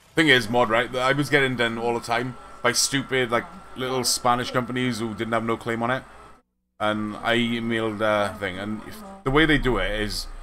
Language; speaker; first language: English; native; English